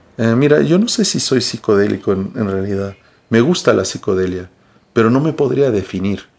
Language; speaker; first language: Spanish; early bilingual, heritage; Spanish